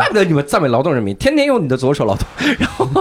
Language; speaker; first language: Chinese; native; Chinese